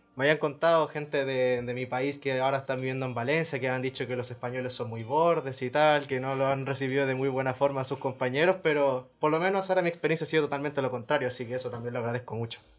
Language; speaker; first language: Spanish; native; Spanish